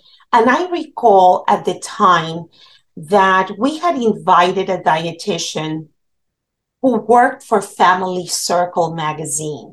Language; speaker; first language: English; non-native, fluent; Spanish